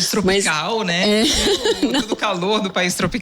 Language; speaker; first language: Portuguese; native; Portuguese